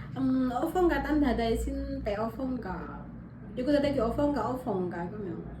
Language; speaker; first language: Cantonese; non-native, learner; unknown